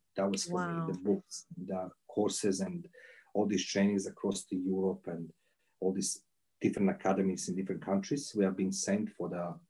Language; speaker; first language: English; non-native, learner; Croatian